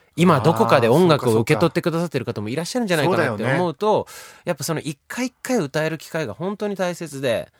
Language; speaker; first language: Japanese; native; Japanese